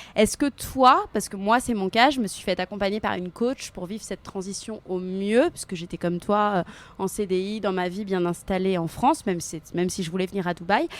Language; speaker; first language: French; native; French